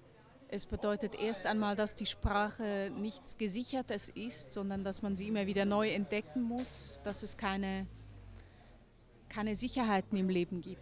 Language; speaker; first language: German; early bilingual, other home language; Hungarian